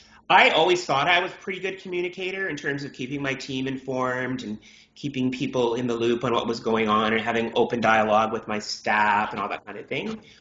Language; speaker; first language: English; native; English